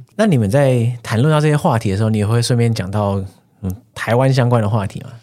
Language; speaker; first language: Chinese; native; Chinese